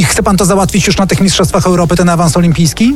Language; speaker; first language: Polish; native; Polish